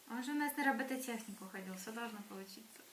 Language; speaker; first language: Russian; native; Russian